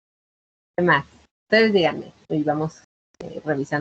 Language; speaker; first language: Spanish; native; Spanish